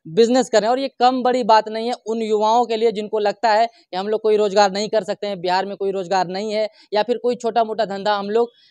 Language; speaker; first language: Hindi; native; Hindi